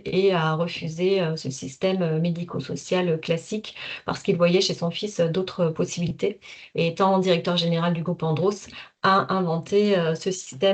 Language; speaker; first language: French; native; French